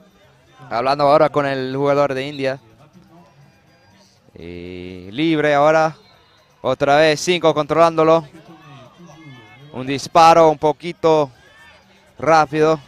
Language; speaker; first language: Spanish; non-native, fluent; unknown